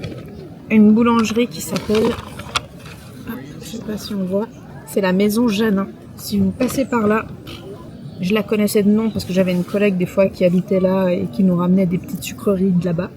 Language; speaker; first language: French; native; French